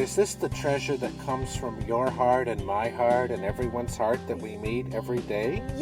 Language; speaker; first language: English; native; English